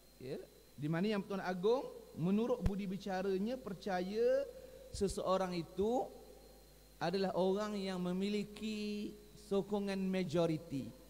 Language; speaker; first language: Malay; native; Malay